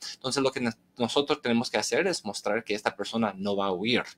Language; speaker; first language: Spanish; early bilingual, heritage; Spanish